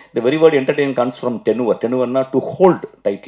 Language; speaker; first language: English; non-native, local second language; Tamil